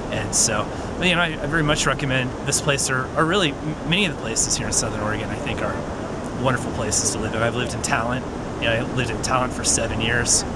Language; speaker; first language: English; native; English